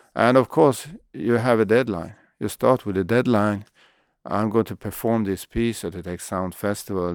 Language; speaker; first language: English; non-native, fluent; Swedish